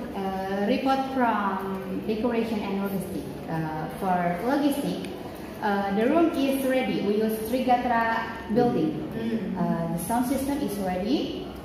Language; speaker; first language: English; non-native, learner; Indonesian